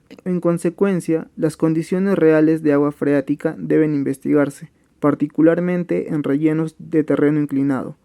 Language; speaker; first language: Spanish; native; Spanish